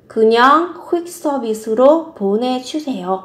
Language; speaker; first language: Korean; non-native, fluent; Vietnamese